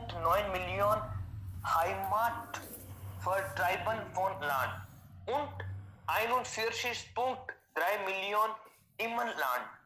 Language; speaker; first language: German; non-native, learner; Hindi